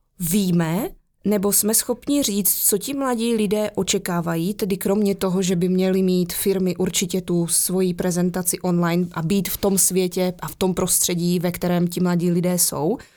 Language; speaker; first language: Czech; native; Czech